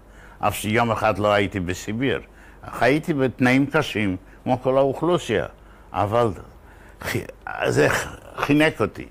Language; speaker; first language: Hebrew; non-native, fluent; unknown